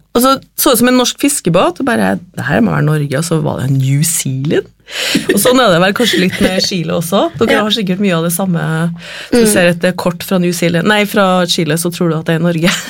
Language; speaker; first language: Norwegian; native; Norwegian